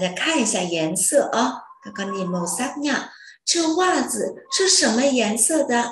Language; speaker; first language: Chinese; non-native, fluent; Vietnamese